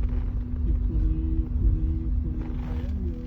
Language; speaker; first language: Japanese; non-native, learner; Mongolian